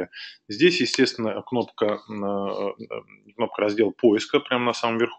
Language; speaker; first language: Russian; native; Russian